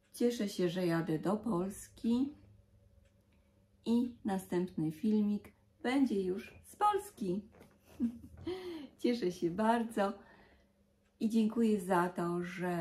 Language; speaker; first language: Polish; native; Polish